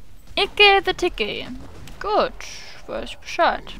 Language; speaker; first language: German; native; German